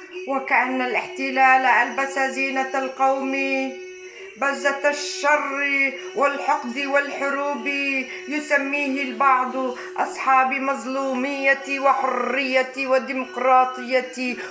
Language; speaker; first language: Arabic; non-native, local second language; Kurdish